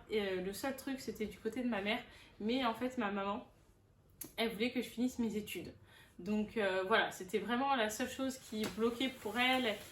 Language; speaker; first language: French; native; French